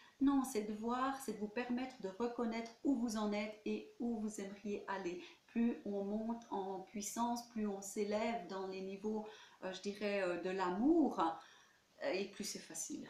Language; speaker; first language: French; native; French